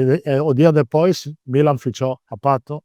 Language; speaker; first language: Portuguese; non-native, learner; Italian